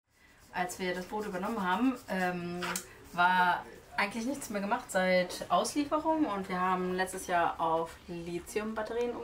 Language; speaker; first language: German; native; German